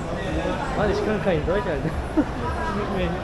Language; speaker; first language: German; non-native, learner; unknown